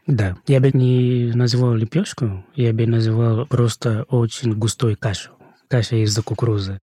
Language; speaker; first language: Russian; non-native, fluent; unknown